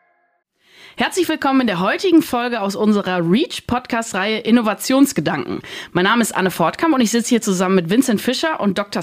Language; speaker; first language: German; native; German